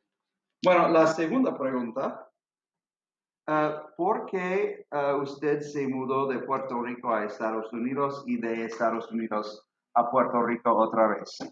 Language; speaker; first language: Spanish; non-native, fluent; English